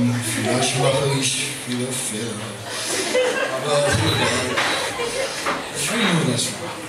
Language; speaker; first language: German; non-native, learner; French